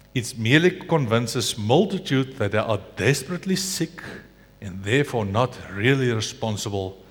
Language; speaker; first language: English; non-native, local second language; Afrikaans